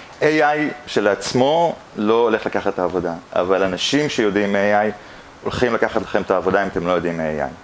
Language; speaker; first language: Hebrew; native; Hebrew